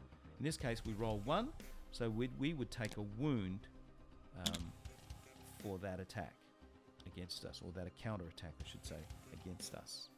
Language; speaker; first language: English; native; English